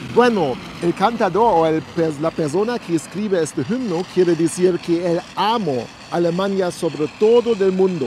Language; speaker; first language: Spanish; non-native, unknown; German